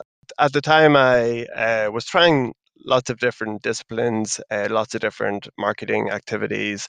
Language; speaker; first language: English; native; English